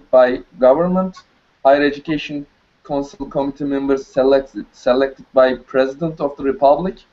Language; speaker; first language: English; non-native, learner; Turkish